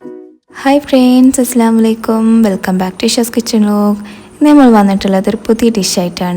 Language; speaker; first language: Malayalam; native; Malayalam